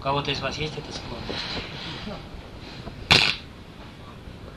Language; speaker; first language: Russian; native; Russian